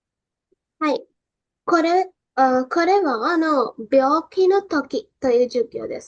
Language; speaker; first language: Japanese; non-native, fluent; Sinhala